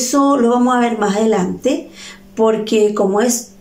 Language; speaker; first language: Spanish; native; Spanish